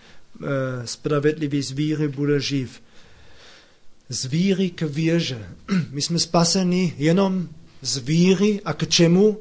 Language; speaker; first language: Czech; non-native, fluent; German